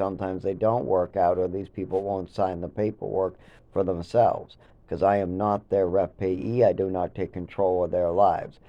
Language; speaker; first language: English; native; English